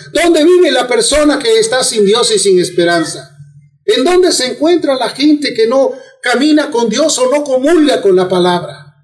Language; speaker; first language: Spanish; native; Spanish